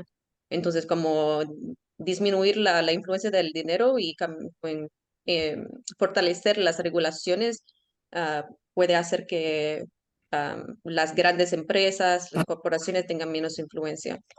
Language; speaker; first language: Spanish; early bilingual, heritage; Spanish